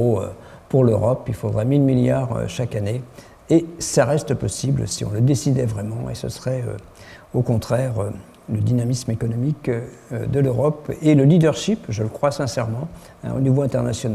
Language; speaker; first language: French; native; French